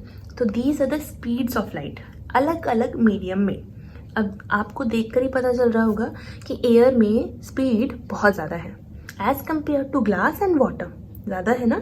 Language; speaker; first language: Hindi; native; Hindi